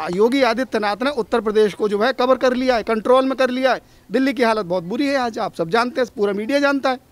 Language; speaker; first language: Hindi; native; Hindi